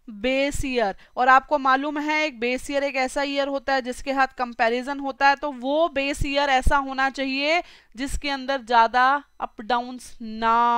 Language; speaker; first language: Hindi; native; Hindi